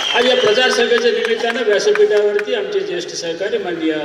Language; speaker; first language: Marathi; native; Marathi